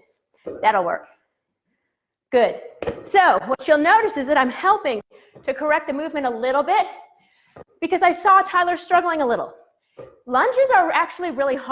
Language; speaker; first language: English; native; English